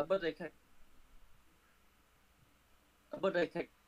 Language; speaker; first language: English; non-native, learner; Vietnamese